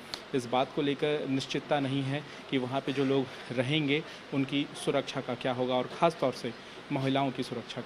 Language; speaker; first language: Hindi; native; Hindi